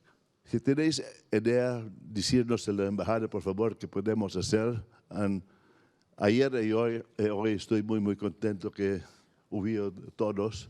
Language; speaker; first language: Spanish; non-native, fluent; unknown